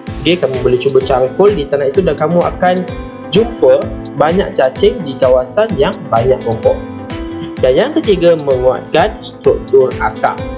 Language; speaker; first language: Malay; native; Malay